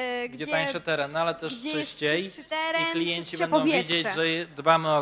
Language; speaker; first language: Polish; native; Polish